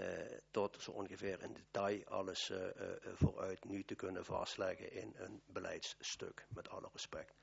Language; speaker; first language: Dutch; native; Dutch